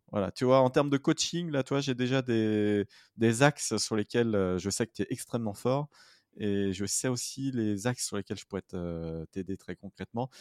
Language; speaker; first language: French; native; French